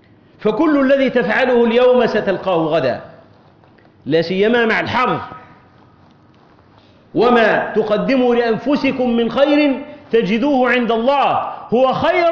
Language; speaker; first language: Arabic; native; Arabic